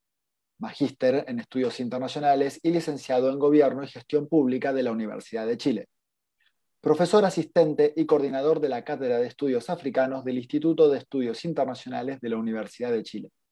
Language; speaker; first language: Spanish; native; Spanish